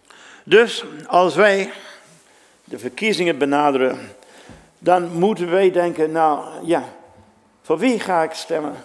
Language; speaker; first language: Dutch; non-native, fluent; English